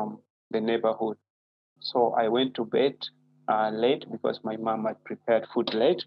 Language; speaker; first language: English; non-native, local second language; Acoli